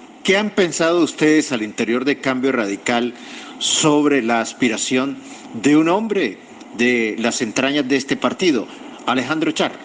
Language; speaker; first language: Spanish; native; Spanish